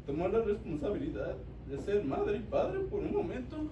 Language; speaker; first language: Spanish; early bilingual, heritage; Spanish